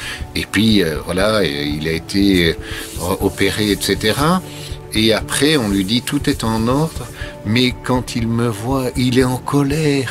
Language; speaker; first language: French; native; French